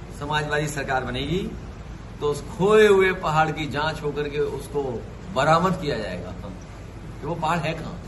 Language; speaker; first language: Hindi; native; Hindi